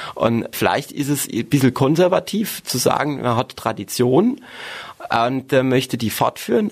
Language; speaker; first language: German; native; German